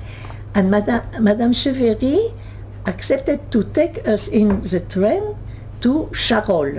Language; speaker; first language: English; non-native, learner; French